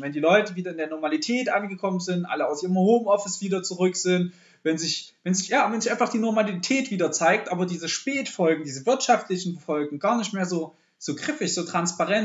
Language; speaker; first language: German; native; German